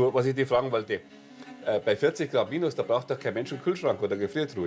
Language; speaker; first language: German; native; German